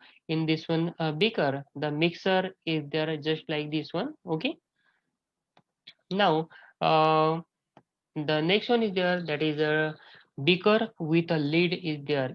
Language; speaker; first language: English; non-native, local second language; Marathi